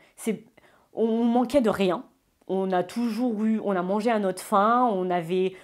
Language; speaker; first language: French; native; French